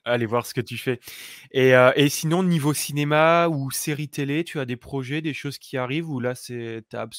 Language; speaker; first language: French; native; French